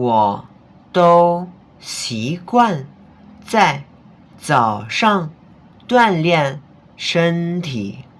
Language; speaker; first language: Chinese; non-native, fluent; Indonesian